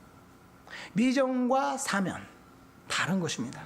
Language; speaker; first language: Korean; non-native, fluent; Japanese